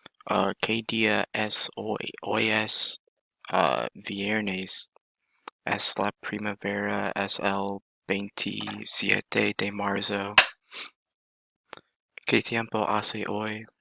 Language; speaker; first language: Spanish; non-native, learner; English